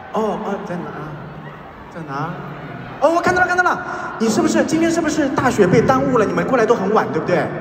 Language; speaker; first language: Chinese; native; Chinese